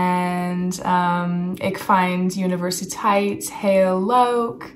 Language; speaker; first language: Dutch; non-native, learner; English